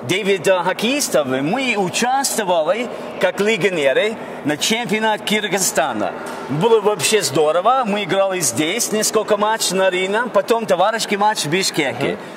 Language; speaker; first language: Russian; non-native, learner; English